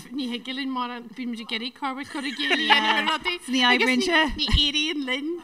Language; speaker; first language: Irish; native; Irish